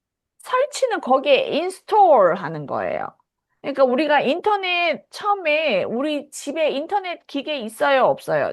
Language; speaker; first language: Korean; native; Korean